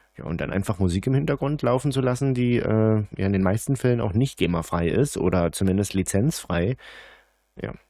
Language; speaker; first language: German; native; German